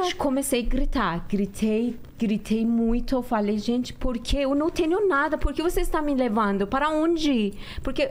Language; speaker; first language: Portuguese; non-native, learner; Persian